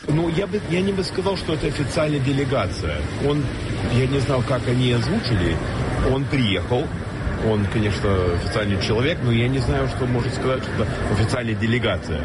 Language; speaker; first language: Russian; non-native, learner; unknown